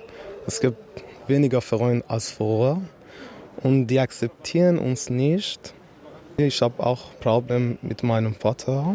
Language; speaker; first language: German; non-native, learner; Persian